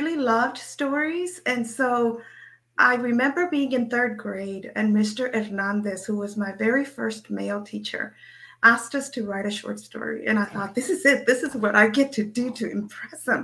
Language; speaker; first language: English; early bilingual, other home language; Spanish